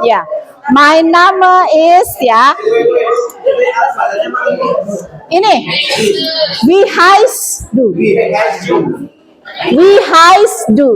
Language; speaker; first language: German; non-native, learner; Indonesian